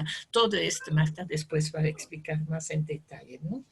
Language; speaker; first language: Spanish; non-native, fluent; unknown